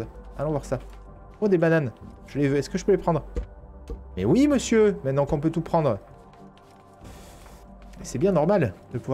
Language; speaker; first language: French; native; French